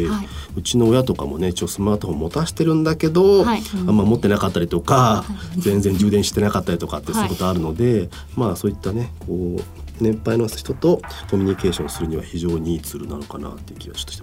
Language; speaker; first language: Japanese; native; Japanese